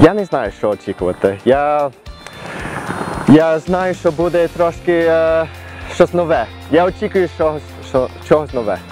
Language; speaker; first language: Ukrainian; early bilingual, heritage; Ukrainian